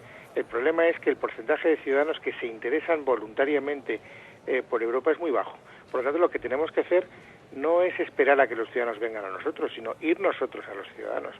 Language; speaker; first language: Spanish; native; Spanish